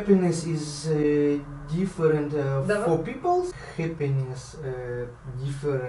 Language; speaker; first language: English; non-native, learner; Russian